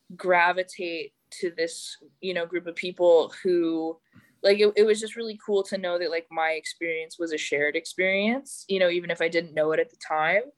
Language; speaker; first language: English; native; English